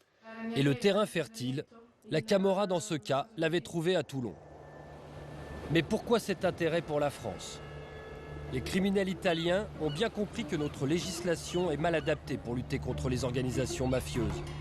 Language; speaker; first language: French; native; French